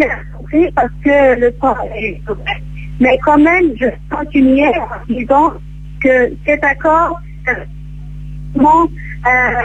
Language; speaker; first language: French; non-native, fluent; Kurdish